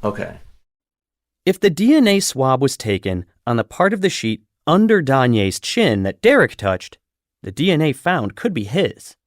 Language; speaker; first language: English; native; English